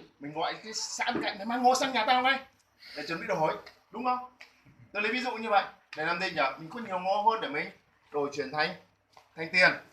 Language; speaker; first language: Vietnamese; native; Vietnamese